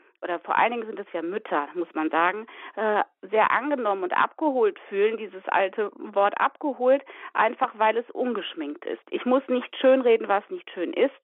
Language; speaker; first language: German; native; German